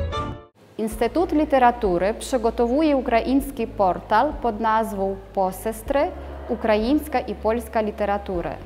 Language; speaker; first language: Polish; non-native, fluent; Ukrainian